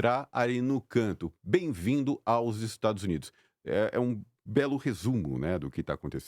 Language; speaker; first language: Portuguese; native; Portuguese